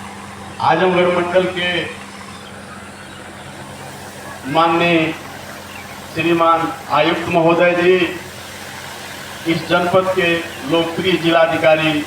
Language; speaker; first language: Hindi; native; Hindi